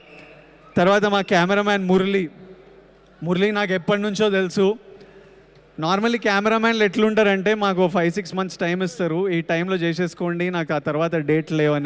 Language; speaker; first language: Telugu; native; Telugu